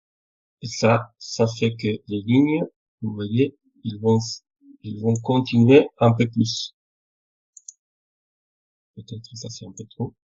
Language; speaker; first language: French; non-native, fluent; Spanish